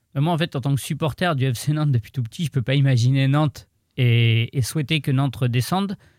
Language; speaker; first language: French; native; French